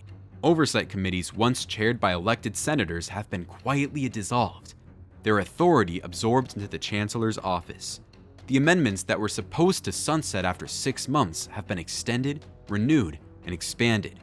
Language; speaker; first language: English; native; English